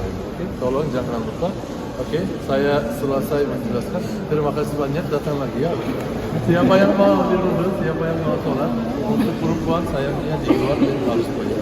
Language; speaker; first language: Indonesian; non-native, learner; Turkish